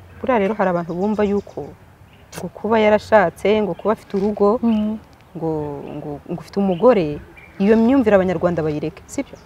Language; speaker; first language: Kinyarwanda; early bilingual, other home language; Rundi